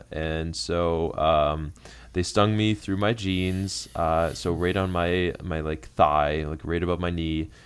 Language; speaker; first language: English; native; English